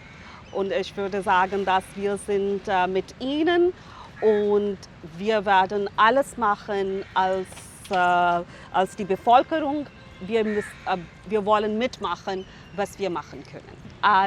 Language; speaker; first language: German; non-native, fluent; Urdu